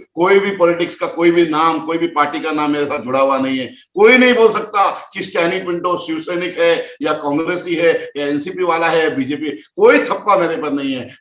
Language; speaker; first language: Hindi; non-native, local second language; Konkani